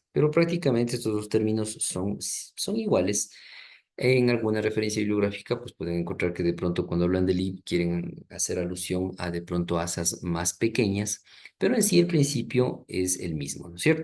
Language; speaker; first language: Spanish; native; Spanish